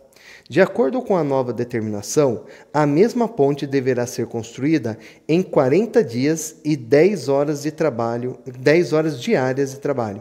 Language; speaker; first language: Portuguese; native; Portuguese